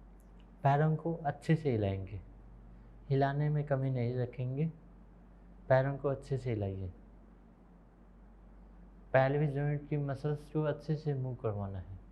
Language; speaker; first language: Hindi; native; Hindi